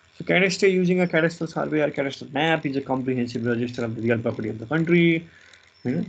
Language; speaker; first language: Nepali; native; Nepali